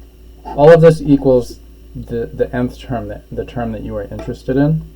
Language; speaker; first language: English; native; English